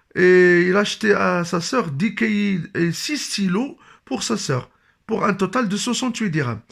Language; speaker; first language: French; non-native, local second language; Arabic